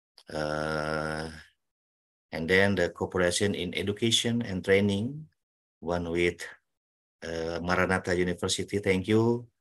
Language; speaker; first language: English; non-native, learner; Indonesian